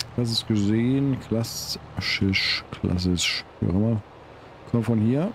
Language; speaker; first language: German; native; German